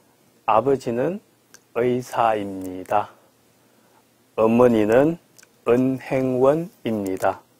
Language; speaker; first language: Korean; non-native, fluent; Chinese